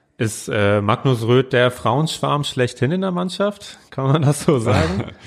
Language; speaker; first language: German; native; German